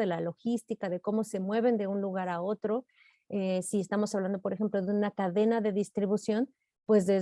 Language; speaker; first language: Spanish; native; Spanish